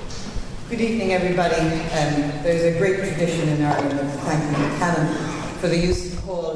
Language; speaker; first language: English; native; English